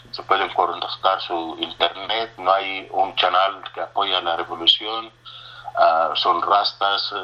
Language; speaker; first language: Spanish; non-native, fluent; Arabic